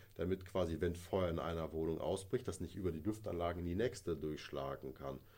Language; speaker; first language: German; native; German